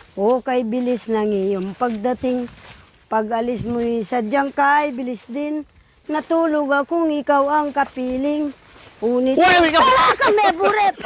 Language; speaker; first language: Filipino; non-native, local second language; Pampanga